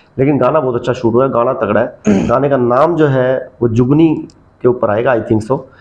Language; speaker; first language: Hindi; non-native, local second language; Punjabi